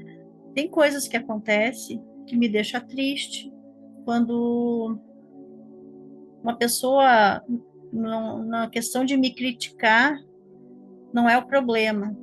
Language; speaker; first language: Portuguese; native; Portuguese